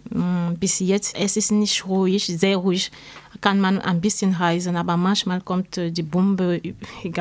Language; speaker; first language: German; non-native, learner; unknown